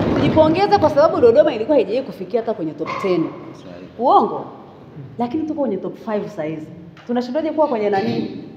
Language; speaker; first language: Swahili; native; Swahili